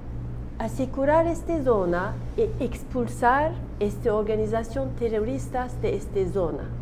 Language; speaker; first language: Spanish; non-native, learner; Turkish